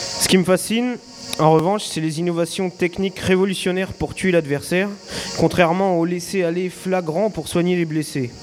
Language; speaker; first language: French; native; French